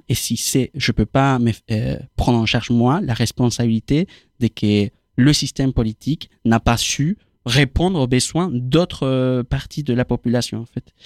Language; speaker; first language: French; non-native, fluent; Spanish